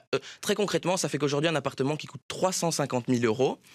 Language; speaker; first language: French; native; French